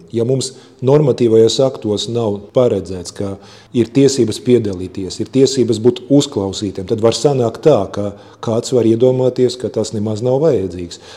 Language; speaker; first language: Latvian; non-native, local second language; Russian